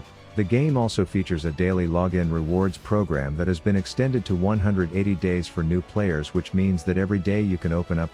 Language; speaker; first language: English; native; English